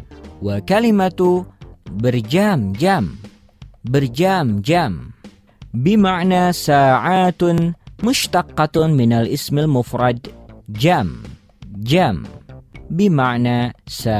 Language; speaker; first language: Arabic; non-native, fluent; Indonesian